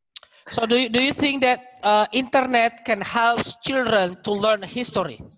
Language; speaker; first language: English; non-native, learner; Indonesian